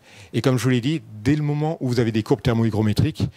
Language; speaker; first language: French; native; French